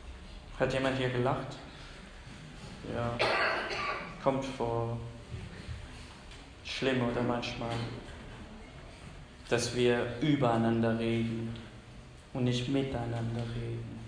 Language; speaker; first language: German; non-native, fluent; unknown